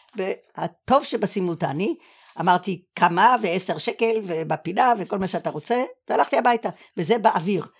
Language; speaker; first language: Hebrew; native; Hebrew